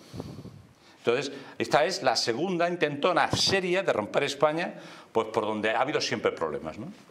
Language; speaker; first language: Spanish; native; Spanish